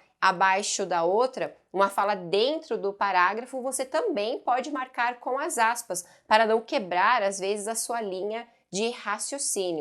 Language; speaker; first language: Portuguese; native; Portuguese